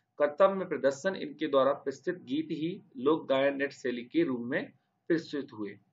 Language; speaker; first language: Hindi; native; Hindi